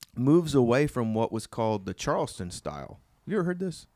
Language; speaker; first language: English; native; English